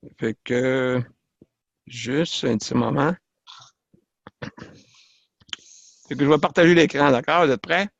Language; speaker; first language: French; native; French